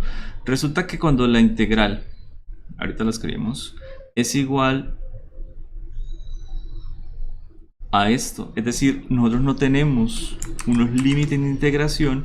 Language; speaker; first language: Spanish; native; Spanish